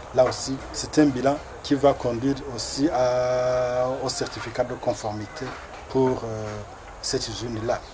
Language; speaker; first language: French; non-native, local second language; Rundi